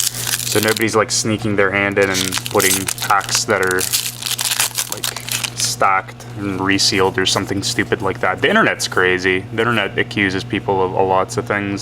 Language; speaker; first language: English; native; English